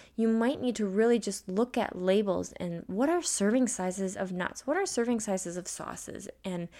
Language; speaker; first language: English; native; English